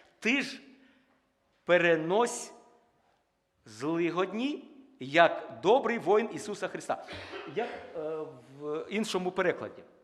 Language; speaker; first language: Ukrainian; non-native, local second language; Russian